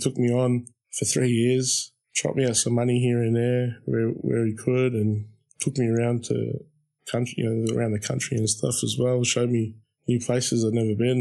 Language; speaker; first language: English; native; English